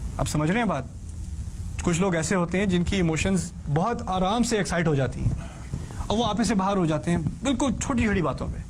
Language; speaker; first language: Urdu; early bilingual, heritage; Urdu